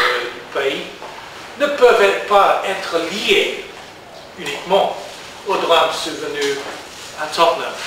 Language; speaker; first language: French; non-native, learner; English